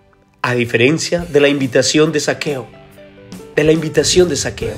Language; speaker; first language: Spanish; native; Spanish